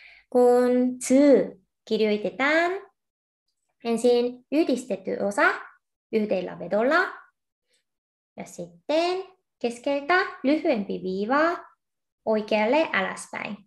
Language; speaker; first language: Finnish; non-native, fluent; Korean